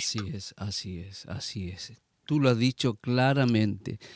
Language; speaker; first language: Spanish; native; Spanish